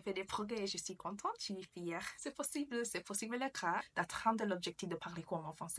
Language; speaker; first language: French; non-native, learner; English